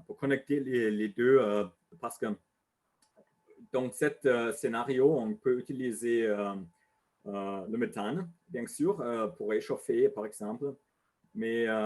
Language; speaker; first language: French; non-native, learner; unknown